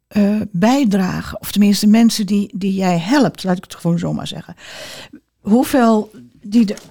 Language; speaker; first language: Dutch; native; Dutch